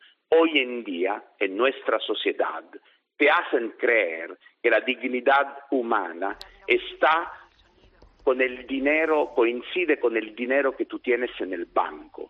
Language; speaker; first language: Spanish; non-native, fluent; Italian